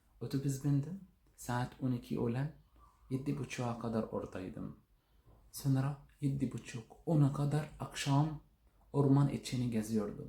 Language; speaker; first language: Turkish; non-native, learner; Arabic